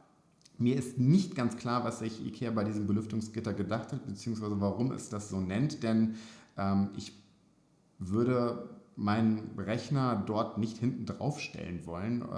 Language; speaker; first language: German; native; German